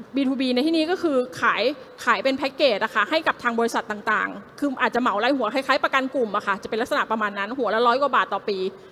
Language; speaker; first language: Thai; native; Thai